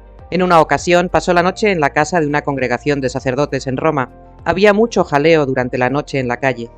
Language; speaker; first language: Spanish; native; Spanish